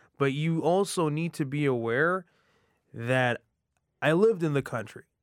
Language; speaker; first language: English; early bilingual, other home language; Arabic